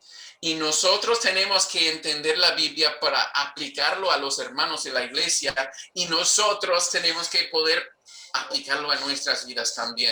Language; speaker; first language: Spanish; non-native, fluent; English